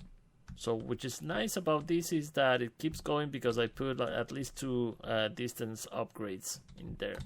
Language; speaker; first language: English; non-native, fluent; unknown